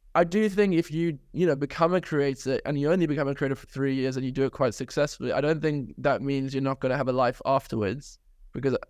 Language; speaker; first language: English; native; English